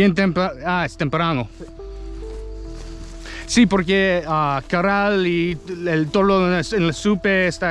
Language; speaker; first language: Spanish; non-native, learner; English